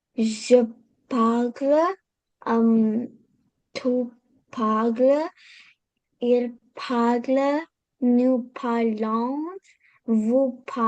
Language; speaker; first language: French; non-native, learner; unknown